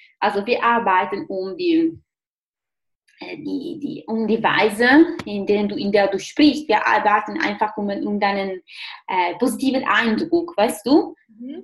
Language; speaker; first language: German; non-native, fluent; Italian